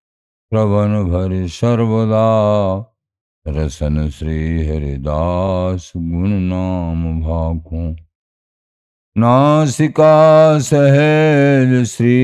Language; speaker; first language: Hindi; native; Hindi